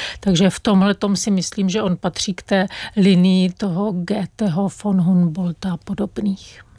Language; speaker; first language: Czech; native; Czech